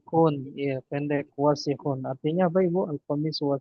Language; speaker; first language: Indonesian; native; Indonesian